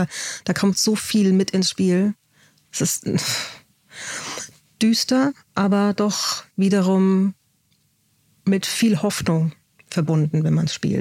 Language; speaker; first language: German; native; German